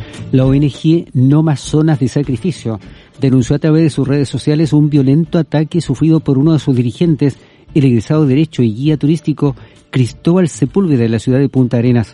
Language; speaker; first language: Spanish; native; Spanish